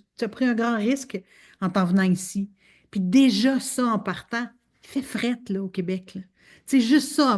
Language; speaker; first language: French; native; French